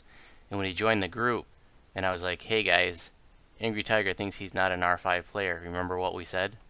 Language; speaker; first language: English; native; English